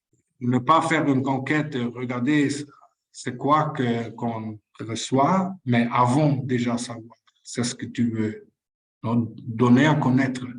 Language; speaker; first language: French; non-native, fluent; Spanish